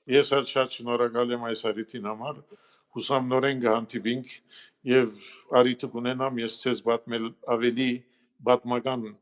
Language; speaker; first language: Armenian; early bilingual, heritage; Armenian